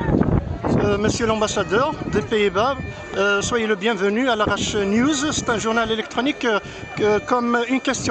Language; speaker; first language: French; non-native, local second language; Arabic